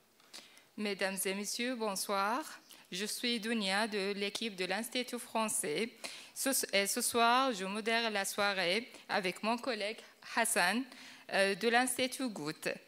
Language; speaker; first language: French; non-native, fluent; Arabic